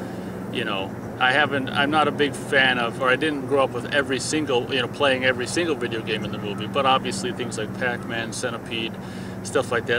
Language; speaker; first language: English; native; English